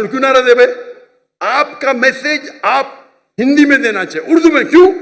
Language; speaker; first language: Hindi; non-native, local second language; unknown